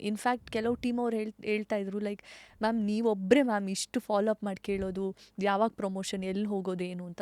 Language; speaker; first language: Kannada; non-native, local second language; Tulu